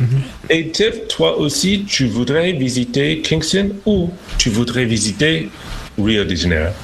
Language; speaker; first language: French; non-native, fluent; English